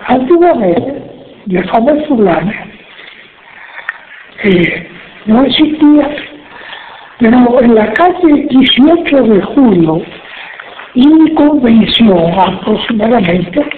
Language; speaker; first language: Spanish; non-native, local second language; Friulian